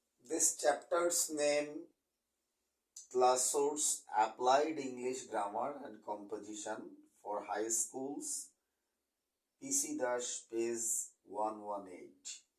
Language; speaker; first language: English; non-native, local second language; Bangla